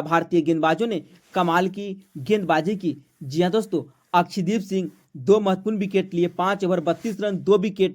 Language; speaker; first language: Hindi; native; Hindi